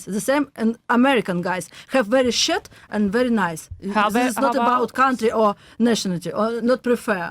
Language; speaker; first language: English; non-native, learner; Russian